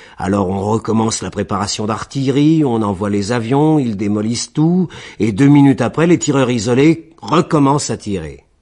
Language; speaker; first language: French; native; French